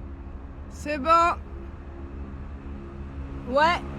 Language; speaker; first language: French; native; French